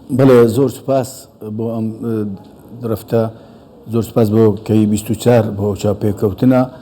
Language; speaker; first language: Central Kurdish; non-native, local second language; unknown